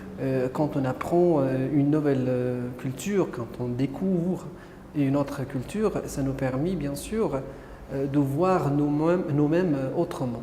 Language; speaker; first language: French; non-native, fluent; Arabic